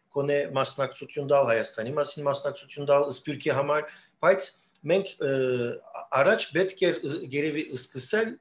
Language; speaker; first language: Armenian; early bilingual, heritage; Armenian